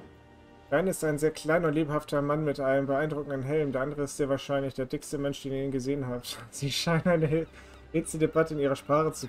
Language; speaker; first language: German; native; German